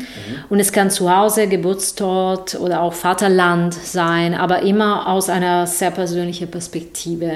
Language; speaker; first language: German; non-native, fluent; Italian